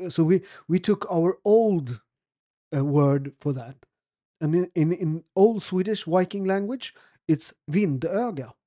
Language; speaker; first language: English; non-native, fluent; Italian